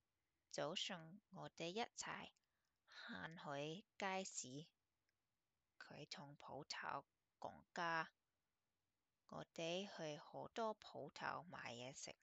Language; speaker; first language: Cantonese; non-native, learner; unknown